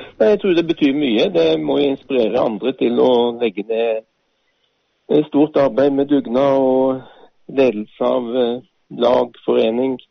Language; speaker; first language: Norwegian; native; Norwegian